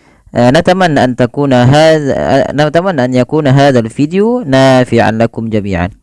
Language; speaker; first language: Arabic; non-native, fluent; Indonesian